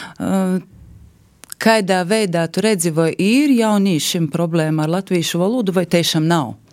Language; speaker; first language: Latvian; native; Latvian